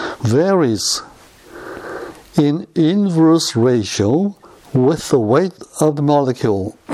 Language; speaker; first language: English; non-native, fluent; Korean